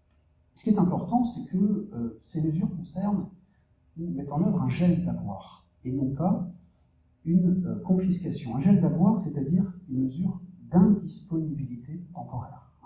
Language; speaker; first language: French; native; French